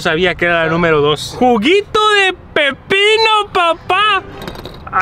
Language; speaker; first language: Spanish; native; Spanish